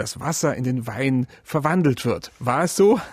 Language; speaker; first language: German; native; German